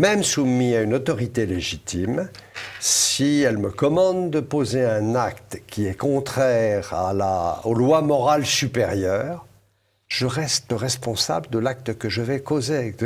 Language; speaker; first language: French; native; French